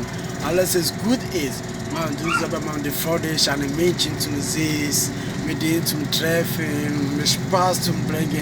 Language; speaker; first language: German; non-native, learner; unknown